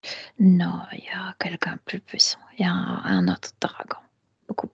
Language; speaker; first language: French; non-native, fluent; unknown